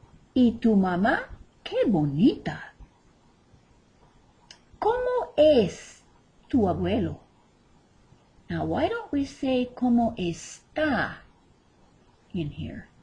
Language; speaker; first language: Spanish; non-native, fluent; English